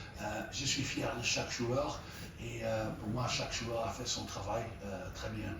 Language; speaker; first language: French; non-native, learner; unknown